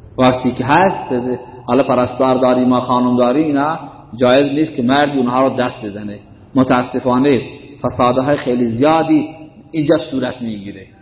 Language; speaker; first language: Persian; native; Persian